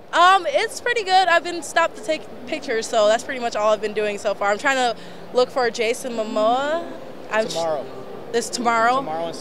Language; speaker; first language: English; native; English